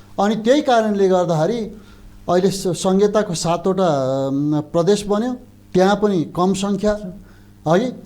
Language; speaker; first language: Nepali; non-native, local second language; Eastern Tamang